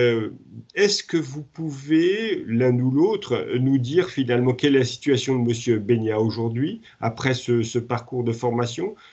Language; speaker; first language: French; native; French